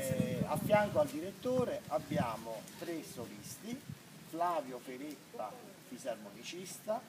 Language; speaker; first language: Italian; native; Italian